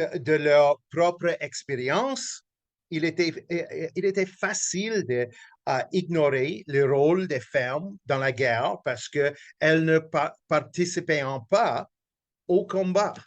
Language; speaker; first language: French; non-native, local second language; English